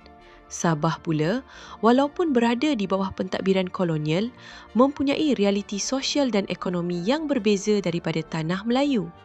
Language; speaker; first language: Malay; native; Malay